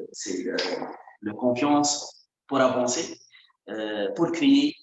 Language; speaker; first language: French; non-native, local second language; Arabic